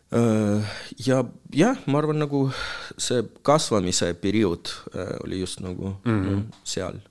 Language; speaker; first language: Estonian; non-native, local second language; Russian